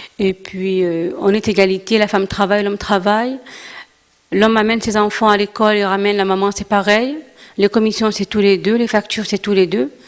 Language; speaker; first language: French; non-native, local second language; Arabic